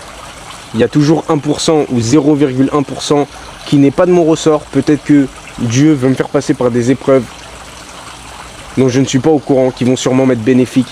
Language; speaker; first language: French; native; French